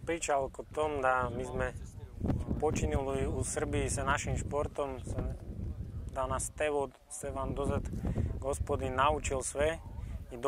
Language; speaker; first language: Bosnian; non-native, learner; Slovak